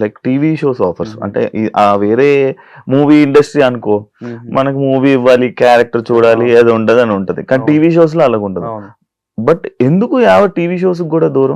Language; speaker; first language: Telugu; native; Telugu